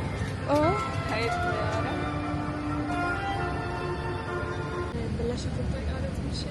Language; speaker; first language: Arabic; native; Arabic